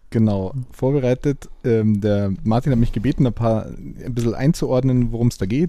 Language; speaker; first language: German; native; German